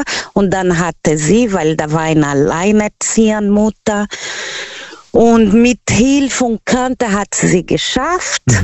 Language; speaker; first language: German; non-native, learner; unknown